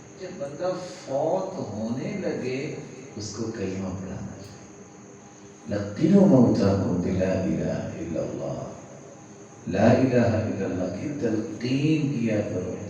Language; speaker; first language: Urdu; non-native, local second language; Punjabi